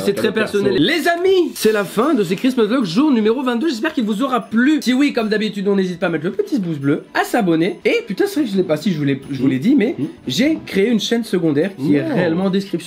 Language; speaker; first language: French; native; French